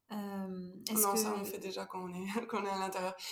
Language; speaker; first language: French; early bilingual, heritage; Spanish